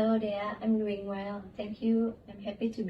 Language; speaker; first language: English; non-native, learner; Indonesian